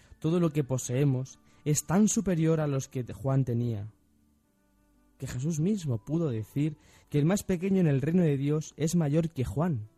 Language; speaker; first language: Spanish; native; Spanish